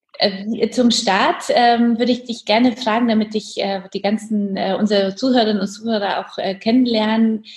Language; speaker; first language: German; non-native, fluent; Polish